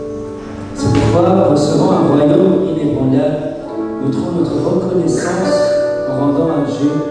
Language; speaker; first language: French; non-native, fluent; Chinese